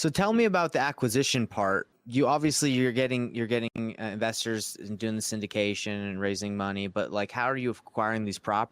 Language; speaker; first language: English; native; English